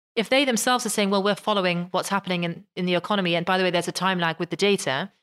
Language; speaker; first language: English; native; English